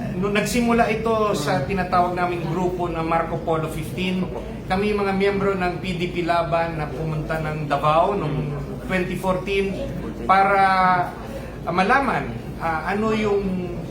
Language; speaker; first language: Filipino; non-native, local second language; Hiligaynon